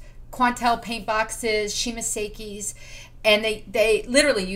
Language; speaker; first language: English; native; English